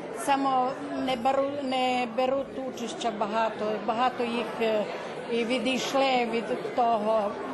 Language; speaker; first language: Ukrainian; early bilingual, heritage; Ukrainian